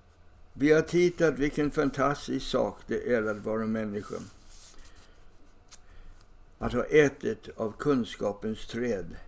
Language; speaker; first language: Swedish; non-native, fluent; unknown